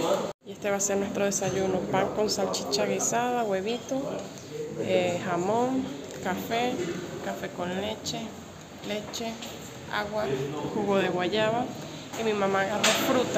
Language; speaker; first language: Spanish; native; Spanish